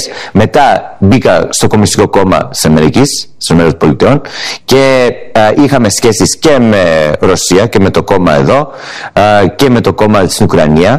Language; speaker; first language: Greek; early bilingual, heritage; English